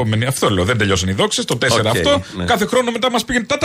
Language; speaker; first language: Greek; native; Greek